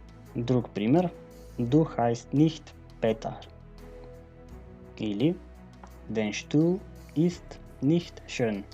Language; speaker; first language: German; non-native, fluent; Macedonian